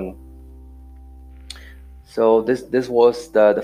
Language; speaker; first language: English; non-native, fluent; Portuguese